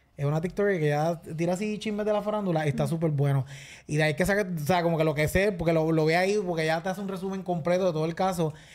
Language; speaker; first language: Spanish; native; Spanish